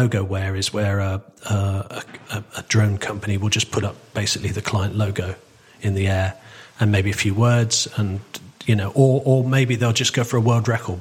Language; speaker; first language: English; native; English